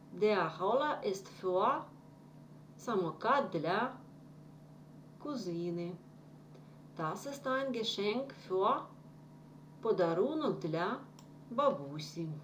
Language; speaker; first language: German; non-native, fluent; Ukrainian